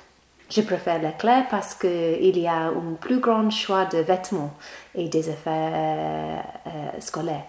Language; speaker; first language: French; non-native, learner; English